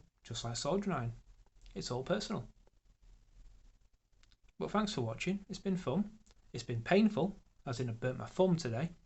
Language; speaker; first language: English; native; English